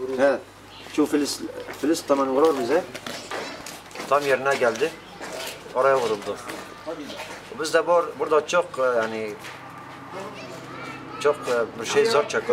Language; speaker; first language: Turkish; non-native, learner; Arabic